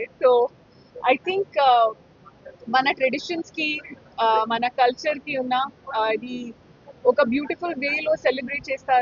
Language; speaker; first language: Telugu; non-native, fluent; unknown